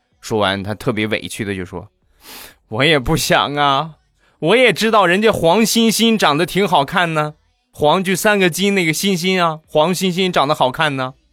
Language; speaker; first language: Chinese; native; Chinese